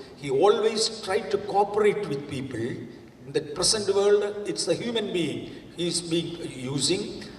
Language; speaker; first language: English; non-native, local second language; Malayalam